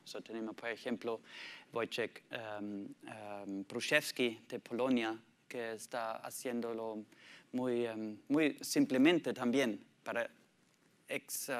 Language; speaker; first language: Spanish; non-native, learner; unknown